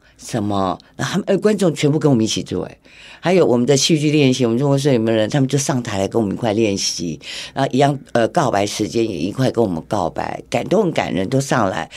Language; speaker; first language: Chinese; native; Chinese